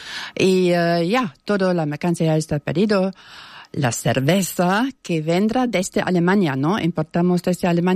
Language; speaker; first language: Spanish; non-native, fluent; German